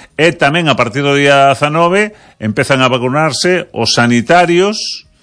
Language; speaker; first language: Galician; native; Galician